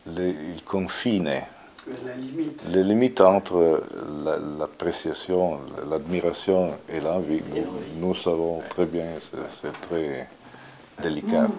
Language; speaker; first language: French; non-native, fluent; Italian